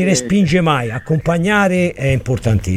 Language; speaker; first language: Italian; native; Italian